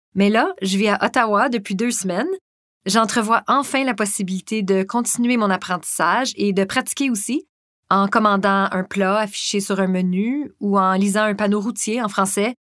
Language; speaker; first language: French; non-native, local second language; English